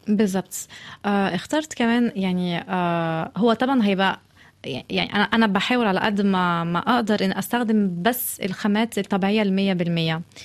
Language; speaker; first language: Arabic; early bilingual, heritage; Arabic